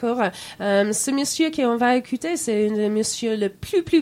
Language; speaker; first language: French; non-native, fluent; English